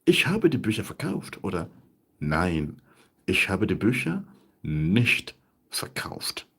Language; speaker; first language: German; non-native, fluent; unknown